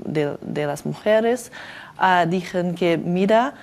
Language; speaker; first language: Spanish; non-native, learner; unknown